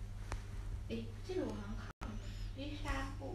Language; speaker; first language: Chinese; native; Chinese